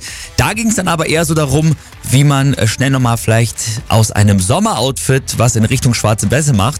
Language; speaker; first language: German; native; German